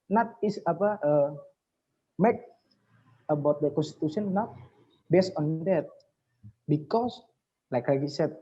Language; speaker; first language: English; non-native, learner; Indonesian